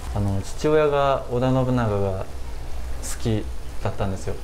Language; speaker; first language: Japanese; native; Japanese